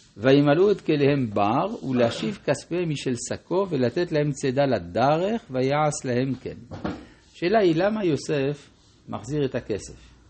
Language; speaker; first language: Hebrew; non-native, fluent; French